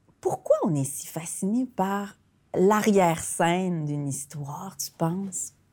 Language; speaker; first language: French; native; French